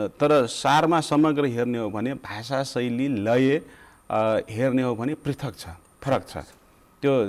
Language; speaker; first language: Nepali; non-native, local second language; Rana Tharu